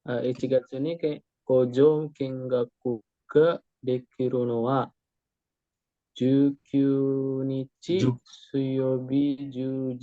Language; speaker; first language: Japanese; non-native, learner; Indonesian